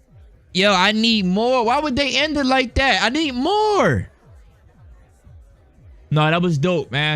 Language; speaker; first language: English; native; English